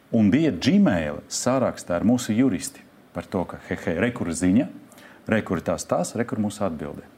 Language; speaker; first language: Latvian; non-native, local second language; Russian